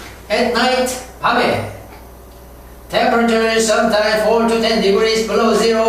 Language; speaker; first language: English; non-native, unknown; Korean